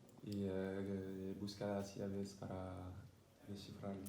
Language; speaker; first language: Spanish; non-native, learner; French